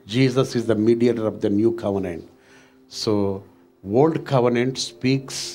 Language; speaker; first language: English; non-native, local second language; Telugu